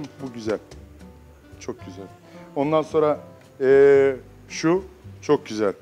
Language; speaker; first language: Turkish; non-native, learner; Arabic